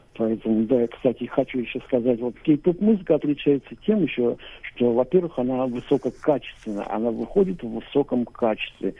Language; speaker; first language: Russian; native; Russian